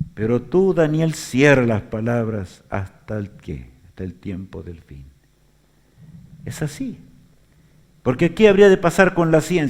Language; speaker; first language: Spanish; native; Spanish